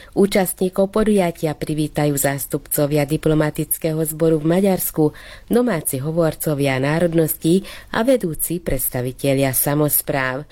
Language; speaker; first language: Slovak; early bilingual, heritage; Slovak